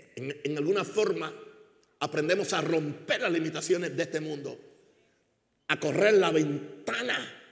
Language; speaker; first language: Spanish; early bilingual, heritage; Spanish